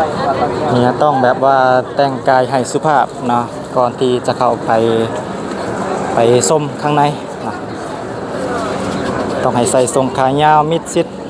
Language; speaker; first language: Thai; non-native, local second language; Northeastern Thai